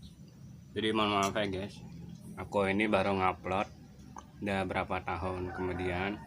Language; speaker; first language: Indonesian; native; Indonesian